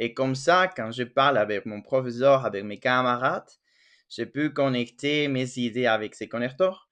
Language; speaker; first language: French; non-native, fluent; Spanish